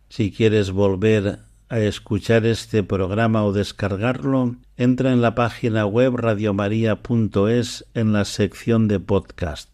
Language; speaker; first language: Spanish; native; Spanish